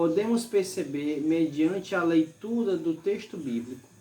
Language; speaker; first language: Portuguese; native; Portuguese